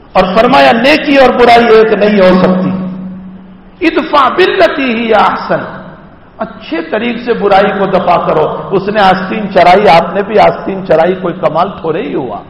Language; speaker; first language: Urdu; non-native, local second language; Gujarati